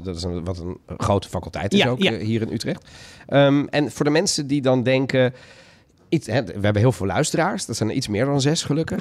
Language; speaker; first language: Dutch; native; Dutch